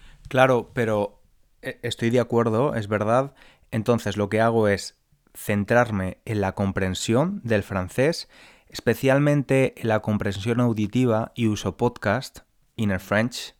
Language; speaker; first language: Spanish; native; Spanish